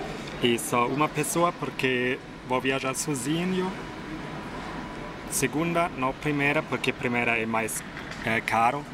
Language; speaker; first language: Portuguese; non-native, fluent; German